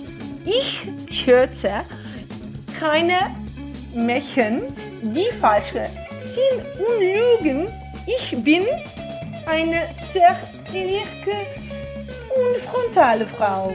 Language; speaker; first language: German; non-native, learner; Portuguese